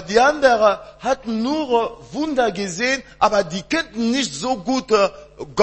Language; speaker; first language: German; non-native, learner; French